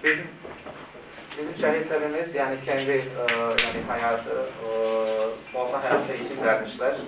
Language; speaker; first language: Turkish; non-native, fluent; Bosnian